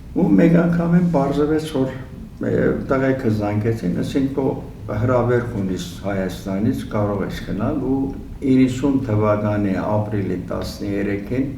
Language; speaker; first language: Armenian; early bilingual, heritage; Armenian